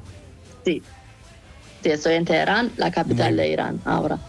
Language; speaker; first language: Spanish; non-native, fluent; Persian